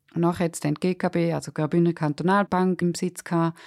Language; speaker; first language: German; native; German